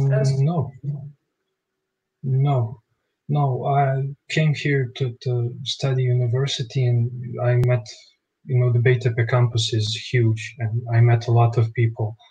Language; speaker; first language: English; non-native, fluent; Bosnian